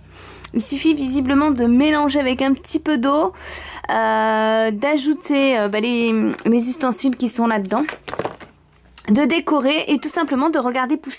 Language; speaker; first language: French; native; French